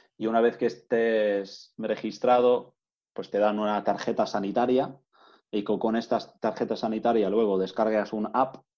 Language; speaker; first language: Spanish; non-native, fluent; English